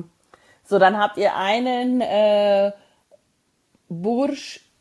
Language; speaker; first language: German; native; German